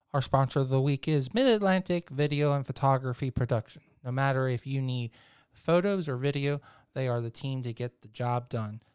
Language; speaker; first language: English; native; English